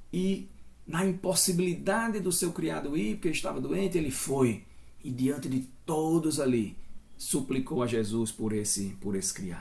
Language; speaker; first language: Portuguese; native; Portuguese